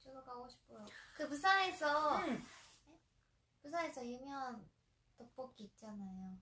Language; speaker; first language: Korean; non-native, fluent; Japanese